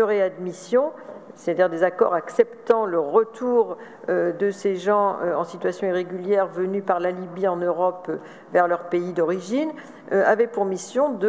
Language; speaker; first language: French; native; French